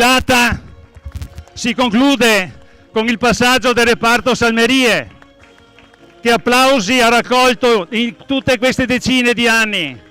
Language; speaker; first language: Italian; native; Italian